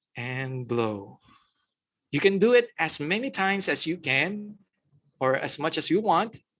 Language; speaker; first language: English; non-native, local second language; Filipino